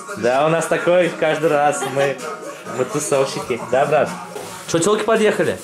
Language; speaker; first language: Russian; native; Russian